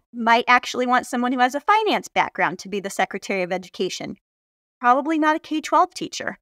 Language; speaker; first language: English; native; English